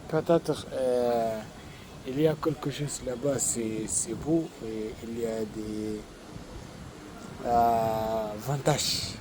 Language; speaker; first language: French; non-native, learner; Arabic